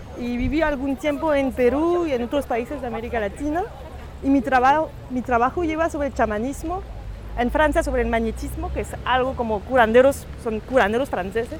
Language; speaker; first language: Spanish; non-native, fluent; French